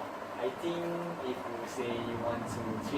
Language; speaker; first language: English; non-native, learner; Malay